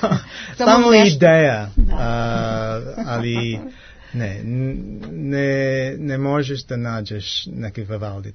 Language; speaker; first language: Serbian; non-native, learner; English